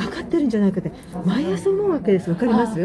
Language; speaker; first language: Japanese; native; Japanese